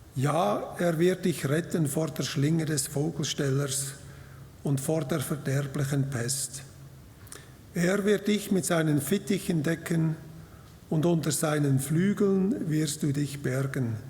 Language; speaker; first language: German; native; German